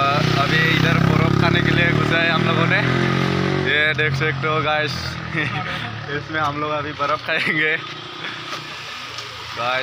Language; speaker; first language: Hindi; non-native, local second language; Assamese